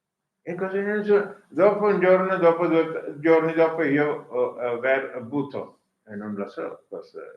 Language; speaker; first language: Italian; non-native, learner; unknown